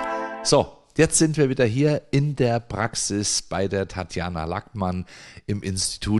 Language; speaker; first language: German; native; German